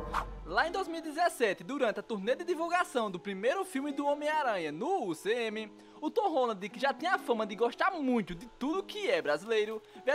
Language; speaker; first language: Portuguese; native; Portuguese